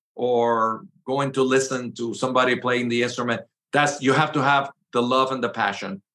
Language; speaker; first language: English; early bilingual, other home language; Spanish